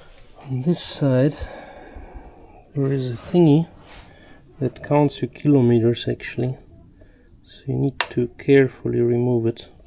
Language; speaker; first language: English; non-native, fluent; German